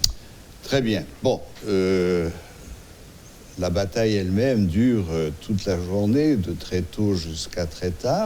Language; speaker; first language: French; non-native, local second language; Haitian Creole